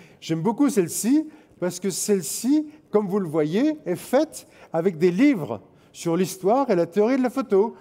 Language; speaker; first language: French; native; French